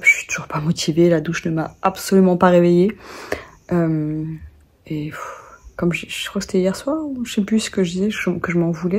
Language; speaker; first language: French; native; French